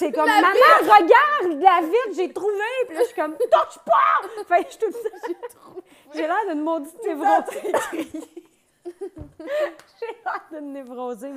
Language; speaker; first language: French; native; French